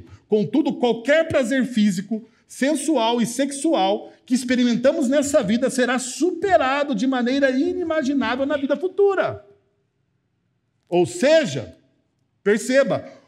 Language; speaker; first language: Portuguese; native; Portuguese